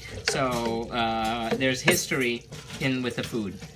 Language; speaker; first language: English; native; English